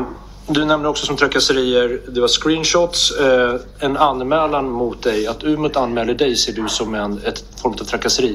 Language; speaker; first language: Swedish; native; Swedish